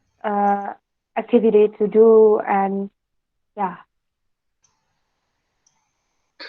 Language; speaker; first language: English; non-native, learner; Indonesian